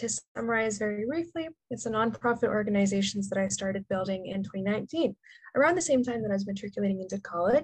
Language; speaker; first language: English; native; English